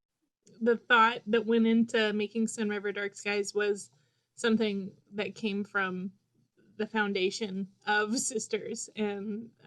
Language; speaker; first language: English; native; English